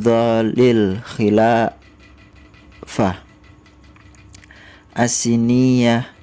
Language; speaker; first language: Arabic; non-native, learner; Indonesian